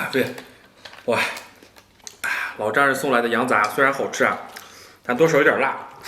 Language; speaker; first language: Chinese; native; Chinese